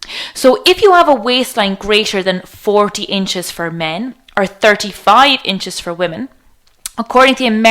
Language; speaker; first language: English; native; English